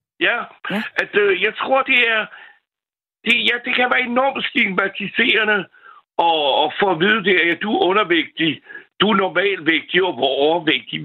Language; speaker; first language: Danish; non-native, fluent; French